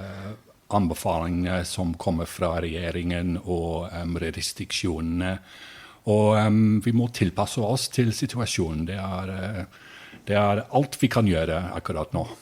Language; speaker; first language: Norwegian; non-native, fluent; English